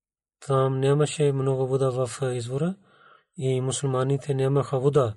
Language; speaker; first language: Bulgarian; non-native, learner; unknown